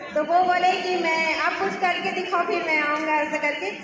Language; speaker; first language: Hindi; native; Hindi